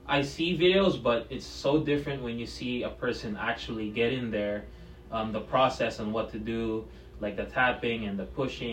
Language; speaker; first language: English; non-native, local second language; Filipino